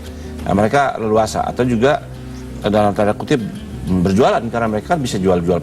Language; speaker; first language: Indonesian; native; Indonesian